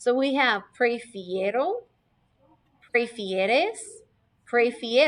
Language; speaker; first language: Spanish; non-native, fluent; English